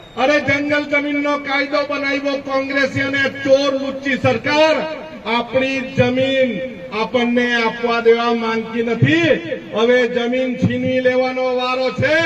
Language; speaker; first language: Gujarati; native; Gujarati